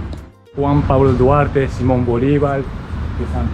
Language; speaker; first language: Spanish; non-native, learner; Japanese